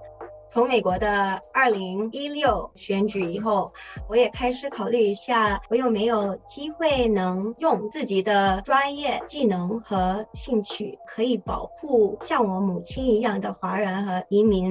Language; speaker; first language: Chinese; early bilingual, heritage; English